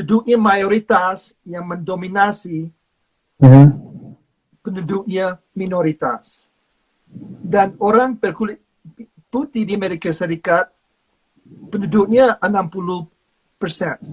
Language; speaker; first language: Indonesian; non-native, fluent; English